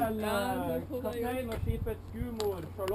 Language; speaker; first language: Norwegian; native; Norwegian